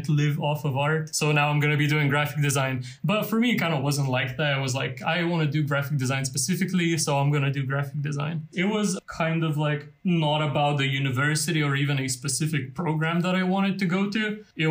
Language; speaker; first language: English; non-native, fluent; Lithuanian